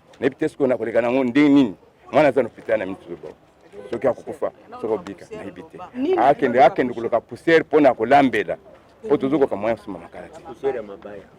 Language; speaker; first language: Lingala; non-native, local second language; Luba-Lulua